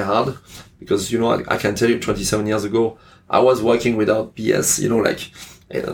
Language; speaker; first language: English; non-native, fluent; French